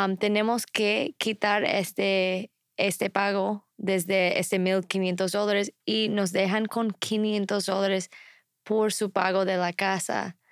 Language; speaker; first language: Spanish; non-native, fluent; English